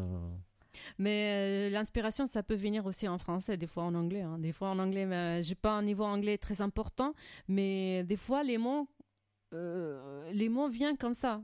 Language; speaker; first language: French; non-native, fluent; Arabic